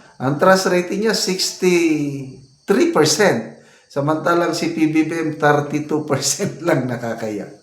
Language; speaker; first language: Filipino; non-native, local second language; Cebuano